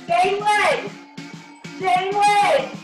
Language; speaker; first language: English; native; English